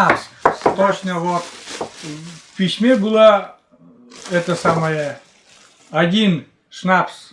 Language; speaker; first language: Russian; native; Russian